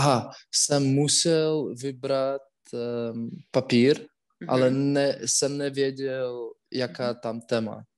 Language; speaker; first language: Czech; non-native, learner; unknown